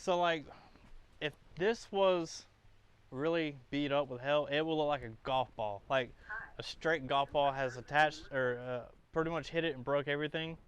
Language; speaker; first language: English; native; English